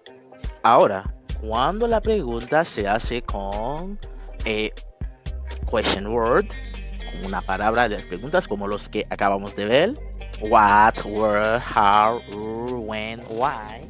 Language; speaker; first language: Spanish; non-native, fluent; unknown